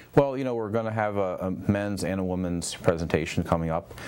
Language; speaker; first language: English; native; English